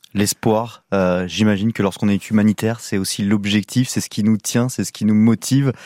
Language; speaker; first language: French; native; French